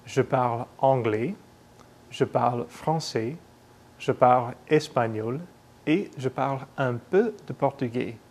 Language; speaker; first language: French; non-native, fluent; English